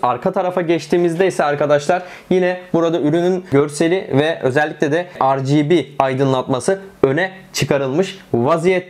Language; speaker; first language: Turkish; native; Turkish